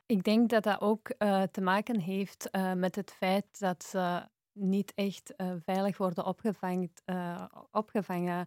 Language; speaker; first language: Dutch; early bilingual, other home language; Persian